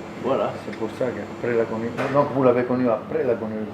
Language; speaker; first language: French; non-native, learner; Italian